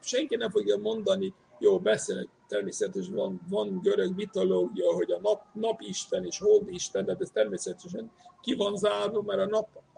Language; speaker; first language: Hungarian; non-native, fluent; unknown